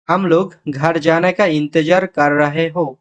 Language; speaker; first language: Hindi; non-native, learner; Bangla